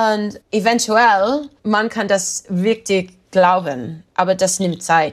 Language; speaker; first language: German; non-native, learner; English